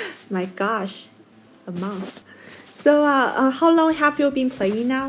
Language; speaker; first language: English; non-native, fluent; Chinese